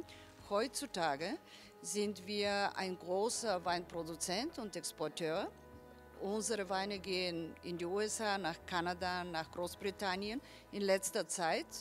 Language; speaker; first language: German; non-native, fluent; Bulgarian